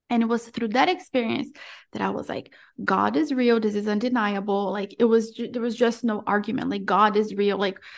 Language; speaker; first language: English; non-native, fluent; Portuguese